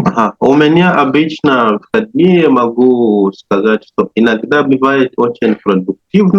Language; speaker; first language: Russian; non-native, learner; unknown